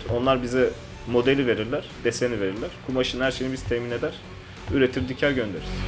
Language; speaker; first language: Turkish; native; Turkish